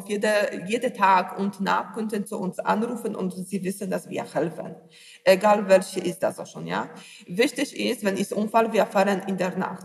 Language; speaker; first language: German; non-native, learner; Polish